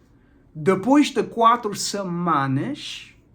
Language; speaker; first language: Portuguese; non-native, fluent; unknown